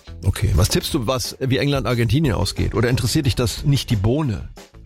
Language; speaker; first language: German; native; German